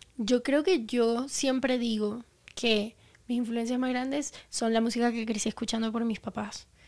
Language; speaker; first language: Spanish; native; Spanish